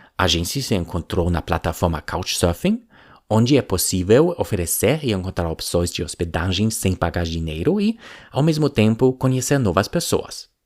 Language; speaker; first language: Portuguese; non-native, fluent; German